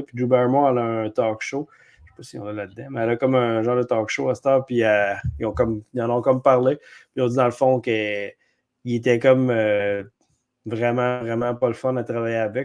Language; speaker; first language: French; native; French